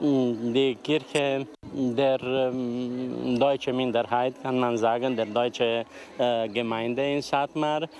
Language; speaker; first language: German; non-native, local second language; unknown